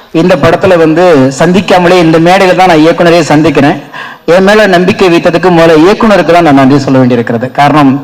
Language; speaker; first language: Tamil; native; Tamil